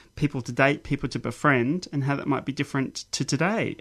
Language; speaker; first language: English; native; English